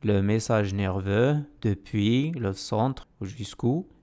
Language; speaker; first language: French; non-native, local second language; Arabic